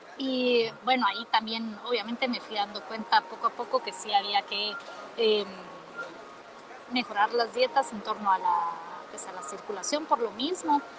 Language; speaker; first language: Spanish; native; Spanish